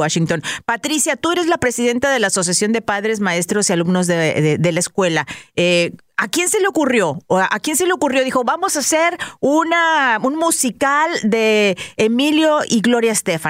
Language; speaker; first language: Spanish; native; Spanish